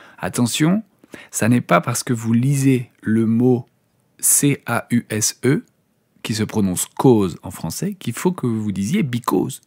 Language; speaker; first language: French; native; French